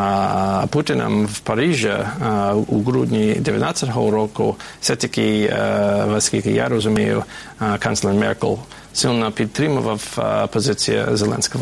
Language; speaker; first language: Ukrainian; non-native, fluent; English